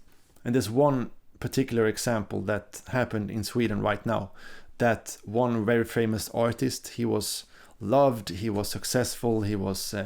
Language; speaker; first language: English; non-native, fluent; Swedish